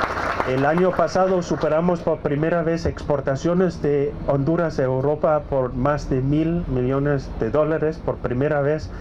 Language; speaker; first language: Spanish; non-native, fluent; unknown